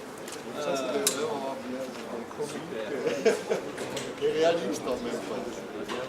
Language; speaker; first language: French; non-native, fluent; German